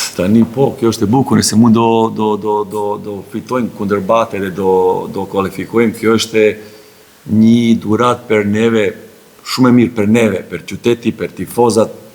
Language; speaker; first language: Albanian; non-native, learner; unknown